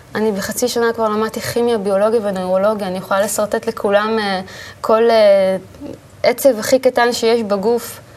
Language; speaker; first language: Hebrew; native; Hebrew